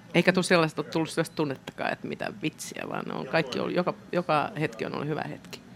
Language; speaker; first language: Finnish; native; Finnish